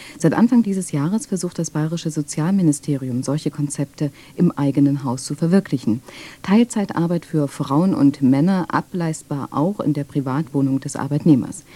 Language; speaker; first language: German; native; German